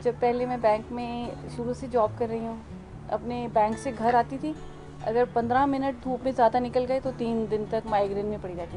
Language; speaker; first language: Hindi; native; Hindi